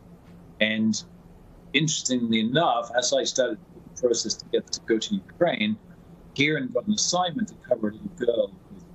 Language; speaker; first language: English; native; English